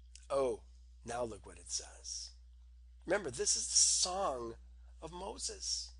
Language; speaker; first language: English; native; English